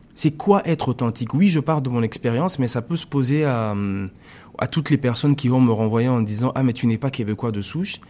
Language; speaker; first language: French; non-native, local second language; Lingala